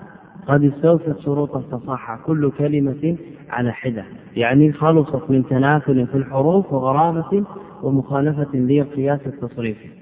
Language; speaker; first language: Arabic; native; Arabic